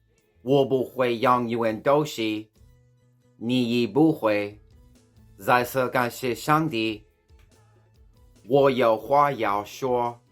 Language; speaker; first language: Chinese; non-native, learner; English